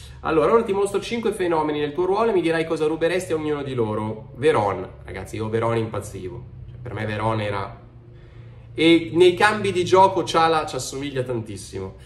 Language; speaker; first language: Italian; native; Italian